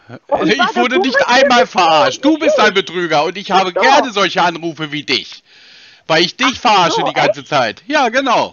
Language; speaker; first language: German; native; German